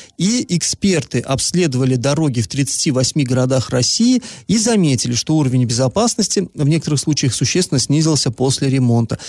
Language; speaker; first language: Russian; native; Russian